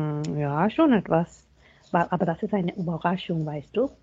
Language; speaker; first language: German; non-native, fluent; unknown